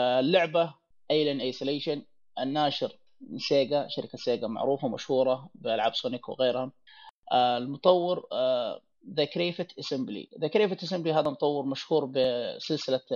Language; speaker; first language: Arabic; native; Arabic